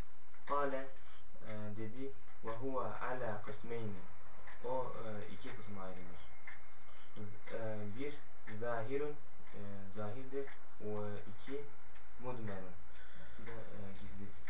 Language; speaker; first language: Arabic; non-native, learner; Turkish